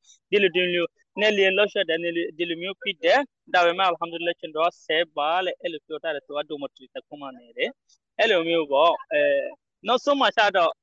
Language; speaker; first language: Burmese; non-native, local second language; Rohingya